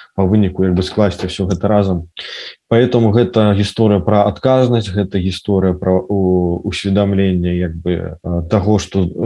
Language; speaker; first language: Belarusian; non-native, local second language; Russian